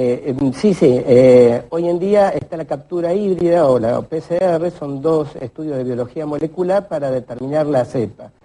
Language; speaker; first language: Spanish; native; Spanish